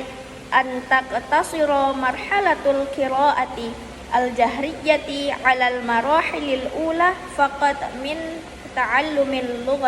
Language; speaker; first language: Arabic; non-native, learner; Indonesian